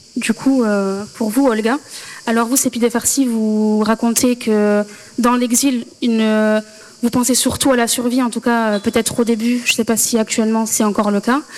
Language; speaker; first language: French; native; French